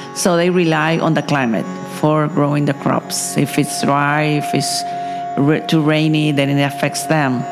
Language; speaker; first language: English; non-native, fluent; Spanish